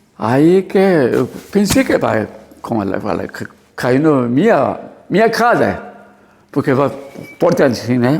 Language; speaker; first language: Portuguese; non-native, learner; Japanese